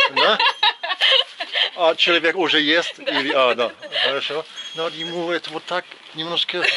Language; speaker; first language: Russian; non-native, learner; English